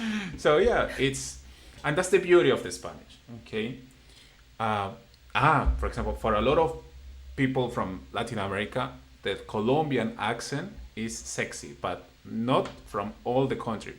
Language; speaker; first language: English; non-native, fluent; Spanish